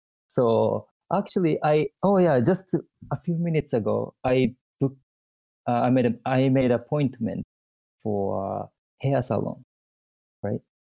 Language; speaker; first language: English; non-native, learner; Japanese